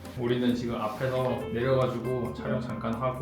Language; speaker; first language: Korean; native; Korean